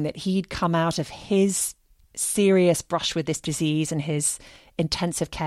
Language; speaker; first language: English; native; English